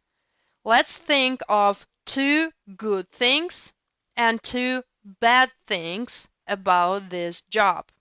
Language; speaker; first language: English; non-native, fluent; Russian